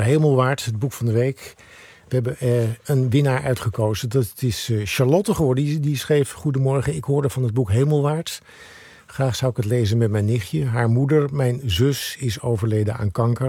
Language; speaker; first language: Dutch; native; Dutch